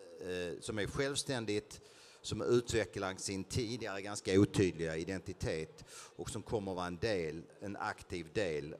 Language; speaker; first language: Swedish; native; Swedish